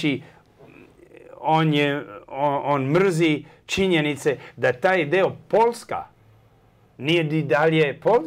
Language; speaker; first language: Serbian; early bilingual, heritage; English